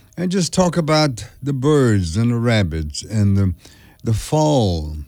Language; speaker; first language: English; early bilingual, other home language; French